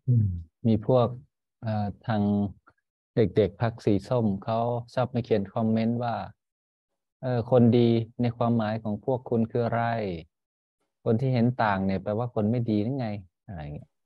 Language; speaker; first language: Thai; native; Thai